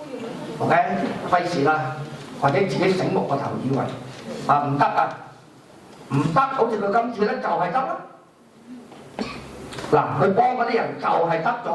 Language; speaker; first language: Cantonese; native; Cantonese